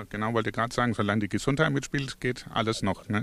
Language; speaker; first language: German; native; German